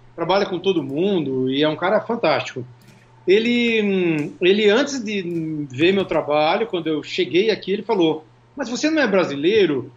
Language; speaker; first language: Portuguese; native; Portuguese